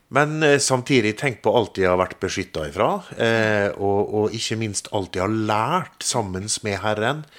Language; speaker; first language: Norwegian; native; Norwegian